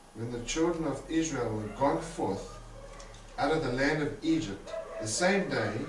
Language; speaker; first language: English; native; English